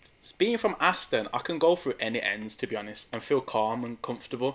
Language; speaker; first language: English; native; English